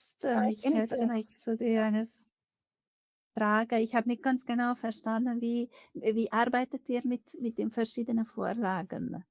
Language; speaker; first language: German; non-native, fluent; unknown